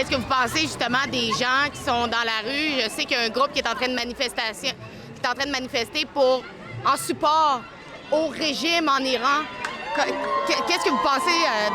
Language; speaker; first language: French; native; French